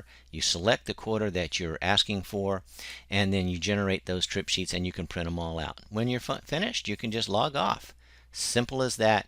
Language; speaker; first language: English; native; English